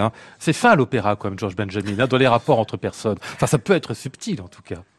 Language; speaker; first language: French; native; French